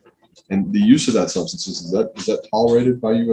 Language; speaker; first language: English; native; English